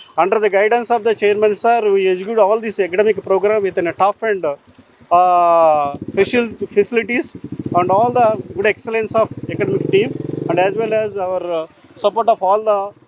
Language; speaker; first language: English; non-native, local second language; Telugu